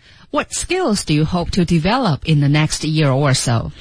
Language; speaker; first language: English; non-native, fluent; Chinese